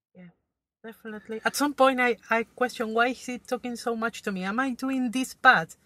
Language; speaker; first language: English; non-native, fluent; Spanish